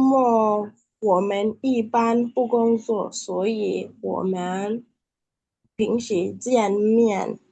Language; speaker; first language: Chinese; non-native, learner; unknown